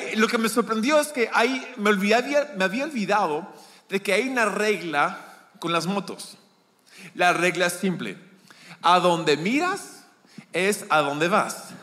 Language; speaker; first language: Spanish; native; Spanish